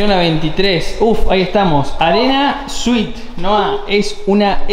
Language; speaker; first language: Spanish; native; Spanish